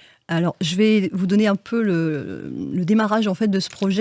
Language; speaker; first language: French; native; French